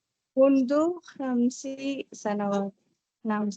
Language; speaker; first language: Arabic; non-native, learner; Tamil